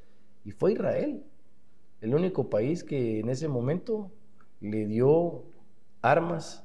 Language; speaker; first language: Spanish; native; Spanish